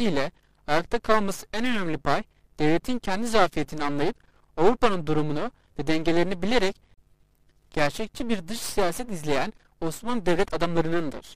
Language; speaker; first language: Turkish; native; Turkish